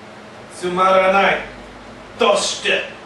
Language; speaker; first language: Japanese; non-native, learner; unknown